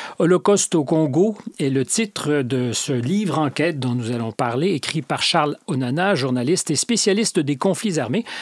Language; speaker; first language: French; native; French